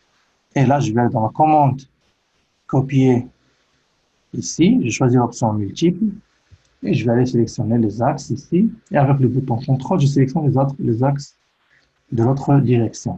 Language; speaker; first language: French; native; French